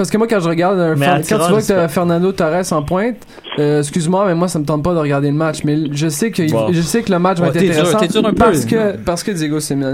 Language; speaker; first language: French; native; French